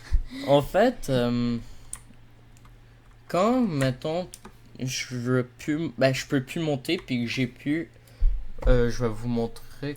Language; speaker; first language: French; native; French